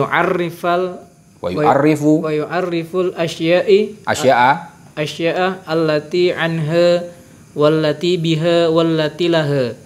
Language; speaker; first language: Arabic; non-native, learner; Indonesian